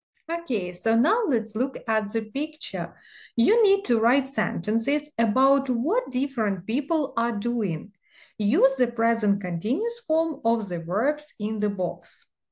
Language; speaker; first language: English; non-native, fluent; Ukrainian